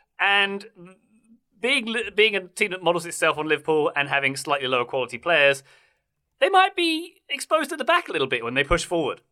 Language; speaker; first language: English; native; English